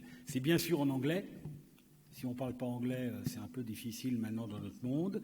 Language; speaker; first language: French; native; French